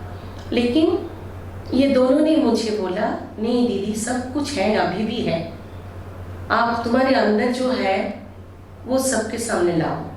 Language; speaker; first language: Hindi; non-native, local second language; Bangla